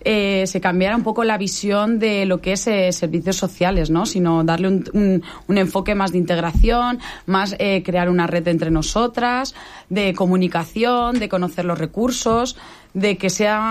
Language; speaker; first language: Spanish; native; Spanish